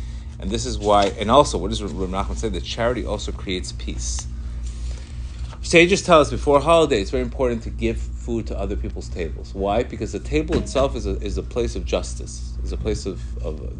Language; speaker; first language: English; non-native, fluent; Spanish